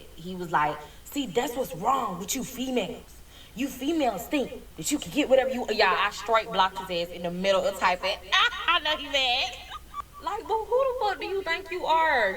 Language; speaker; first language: English; native; English